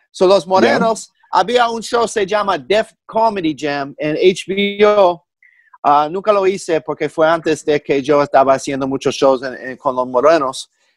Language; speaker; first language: Spanish; non-native, fluent; English